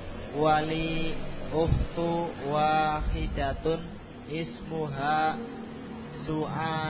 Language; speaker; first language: Arabic; non-native, learner; Indonesian